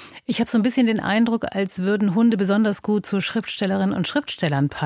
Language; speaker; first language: German; native; German